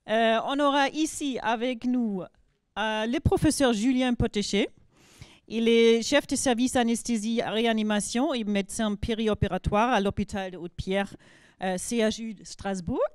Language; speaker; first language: French; non-native, fluent; German